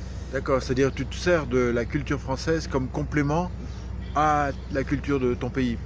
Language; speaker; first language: French; native; French